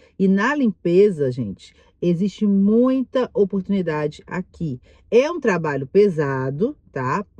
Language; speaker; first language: Portuguese; native; Portuguese